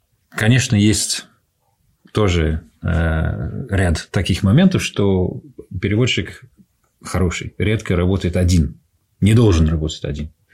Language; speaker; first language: Russian; non-native, fluent; English